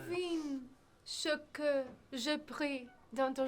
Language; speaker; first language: French; non-native, learner; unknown